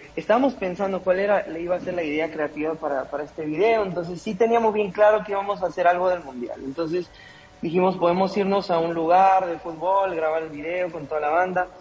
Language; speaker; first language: Spanish; native; Spanish